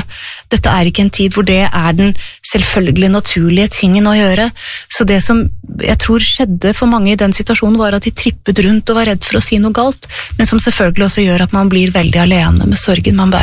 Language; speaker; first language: Norwegian; native; Norwegian